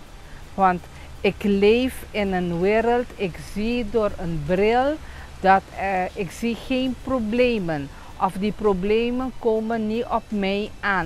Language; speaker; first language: Dutch; non-native, local second language; Papiamento